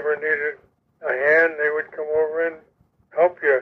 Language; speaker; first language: English; native; English